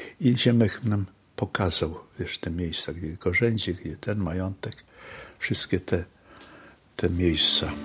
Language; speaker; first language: Polish; native; Polish